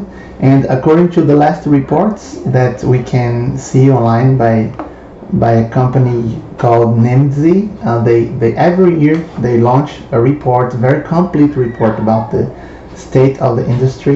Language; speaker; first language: English; non-native, fluent; Portuguese